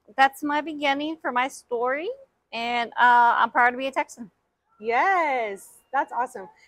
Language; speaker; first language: English; native; English